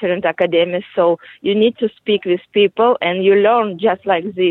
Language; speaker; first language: English; non-native, fluent; Russian